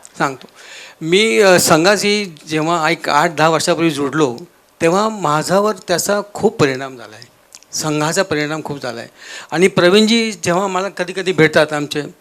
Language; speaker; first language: Marathi; non-native, local second language; Marwari